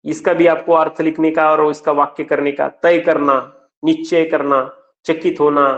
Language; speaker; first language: Hindi; non-native, local second language; Marathi